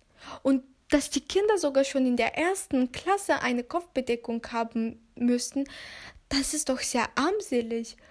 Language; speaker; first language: German; non-native, fluent; Turkish